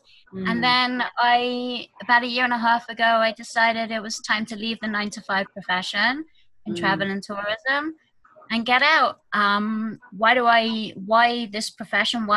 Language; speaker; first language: English; native; English